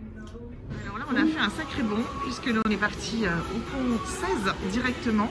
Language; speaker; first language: French; native; French